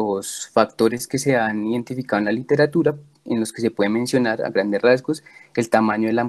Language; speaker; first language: Spanish; native; Spanish